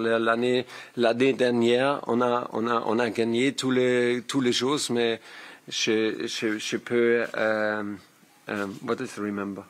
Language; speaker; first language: French; non-native, learner; German